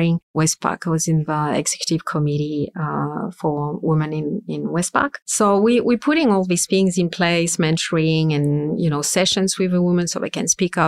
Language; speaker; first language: English; non-native, fluent; French